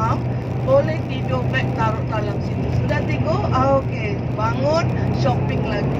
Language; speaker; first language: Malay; non-native, local second language; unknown